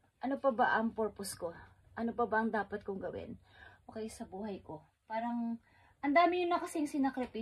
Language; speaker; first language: Filipino; native; Filipino